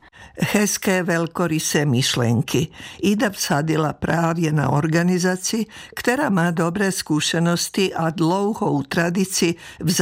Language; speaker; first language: Czech; non-native, fluent; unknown